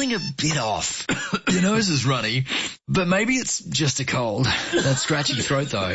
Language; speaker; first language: English; native; English